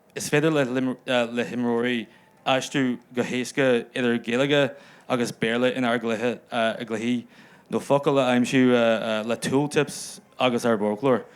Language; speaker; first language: Irish; non-native, local second language; English